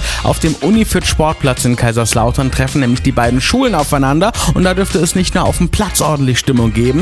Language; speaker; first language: German; native; German